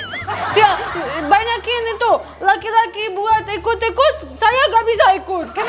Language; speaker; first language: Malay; non-native, learner; Russian